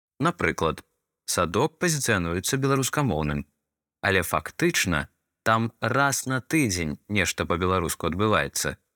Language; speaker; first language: Belarusian; non-native, local second language; Russian